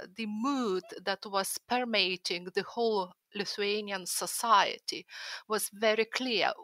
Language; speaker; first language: English; non-native, fluent; Lithuanian